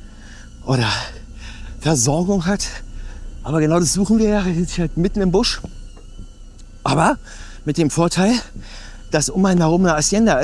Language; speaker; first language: German; native; German